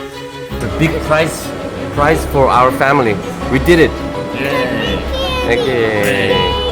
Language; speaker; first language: English; non-native, fluent; Korean